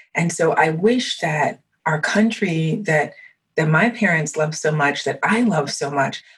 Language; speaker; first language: English; early bilingual, other home language; French